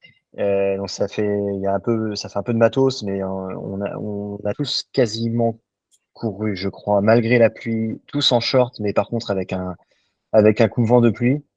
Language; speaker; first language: French; native; French